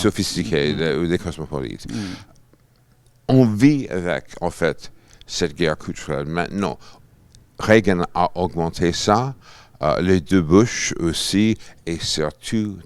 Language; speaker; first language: French; non-native, fluent; English